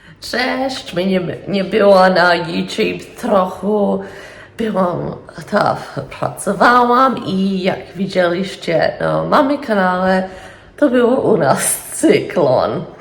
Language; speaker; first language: Polish; early bilingual, heritage; English